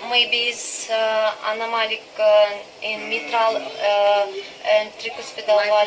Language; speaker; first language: English; non-native, learner; Russian